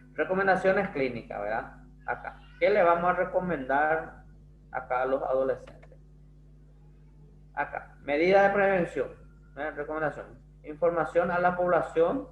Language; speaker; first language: Spanish; non-native, fluent; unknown